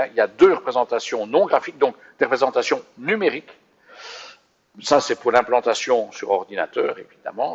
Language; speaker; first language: French; native; French